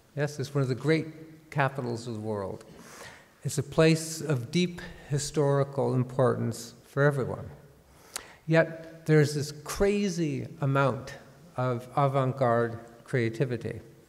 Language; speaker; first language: English; native; English